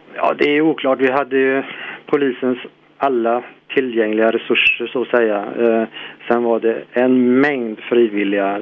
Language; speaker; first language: Swedish; native; Swedish